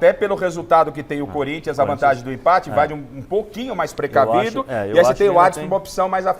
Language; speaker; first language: Portuguese; native; Portuguese